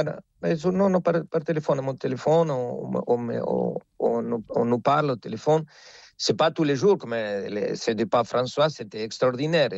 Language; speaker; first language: French; non-native, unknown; Spanish